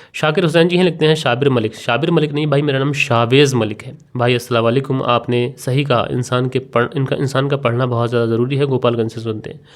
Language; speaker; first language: Hindi; native; Hindi